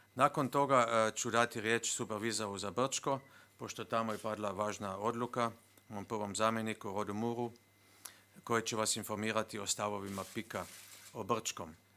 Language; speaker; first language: Croatian; non-native, fluent; Slovenian